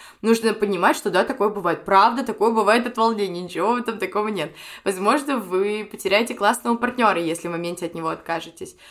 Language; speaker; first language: Russian; native; Russian